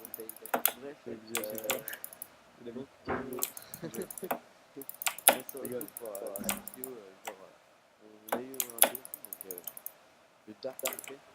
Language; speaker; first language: French; native; French